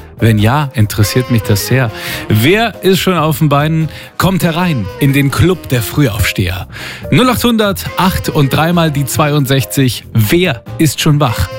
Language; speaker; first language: German; native; German